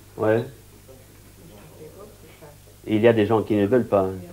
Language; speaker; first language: French; non-native, fluent; Swedish